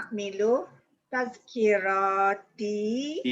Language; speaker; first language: Arabic; non-native, learner; Malay